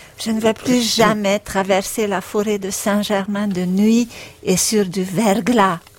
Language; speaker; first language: French; non-native, fluent; Hungarian